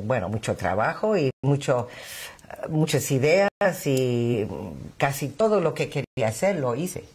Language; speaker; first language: Spanish; non-native, fluent; English